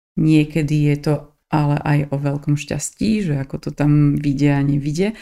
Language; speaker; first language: Slovak; native; Slovak